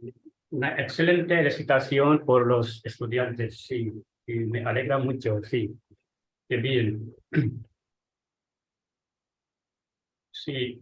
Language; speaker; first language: Spanish; non-native, fluent; Hindi